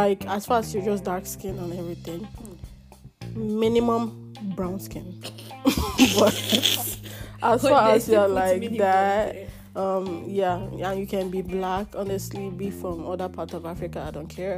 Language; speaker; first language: English; non-native, local second language; Yoruba